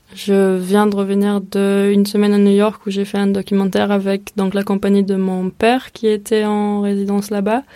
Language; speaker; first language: French; early bilingual, other home language; Hebrew